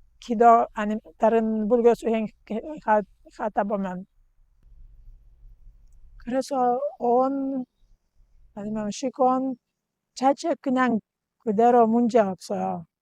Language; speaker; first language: Korean; non-native, learner; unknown